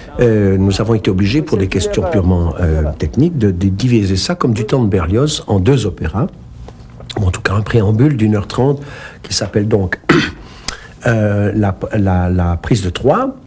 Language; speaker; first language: French; native; French